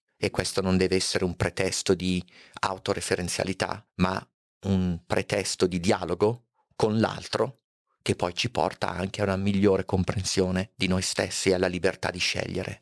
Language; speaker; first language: Italian; native; Italian